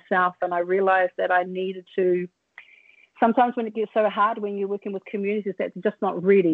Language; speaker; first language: English; native; English